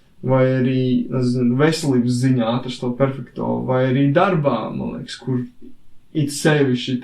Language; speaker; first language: Latvian; native; Latvian